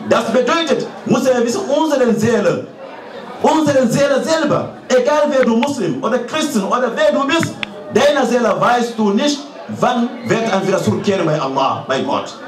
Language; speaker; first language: German; non-native, learner; Fula